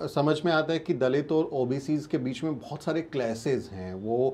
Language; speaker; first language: Hindi; native; Hindi